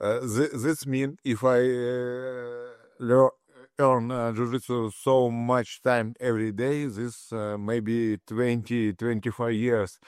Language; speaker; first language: English; non-native, learner; Russian